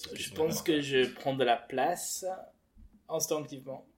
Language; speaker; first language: French; early bilingual, other home language; English